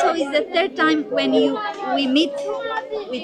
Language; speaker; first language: English; non-native, learner; Romanian